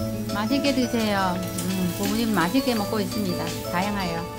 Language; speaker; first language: Korean; non-native, learner; Vietnamese